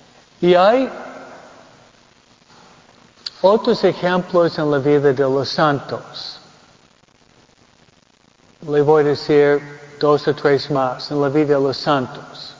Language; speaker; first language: Spanish; early bilingual, heritage; Spanish